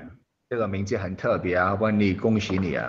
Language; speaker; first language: Chinese; non-native, local second language; Cantonese